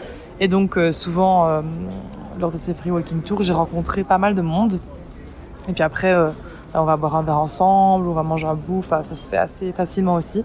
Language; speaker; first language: French; native; French